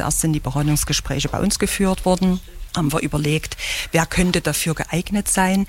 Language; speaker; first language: German; native; German